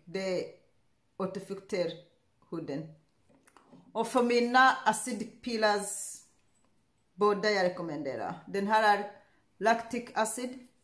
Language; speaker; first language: Swedish; non-native, learner; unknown